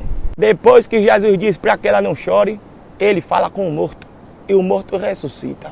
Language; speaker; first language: Portuguese; native; Portuguese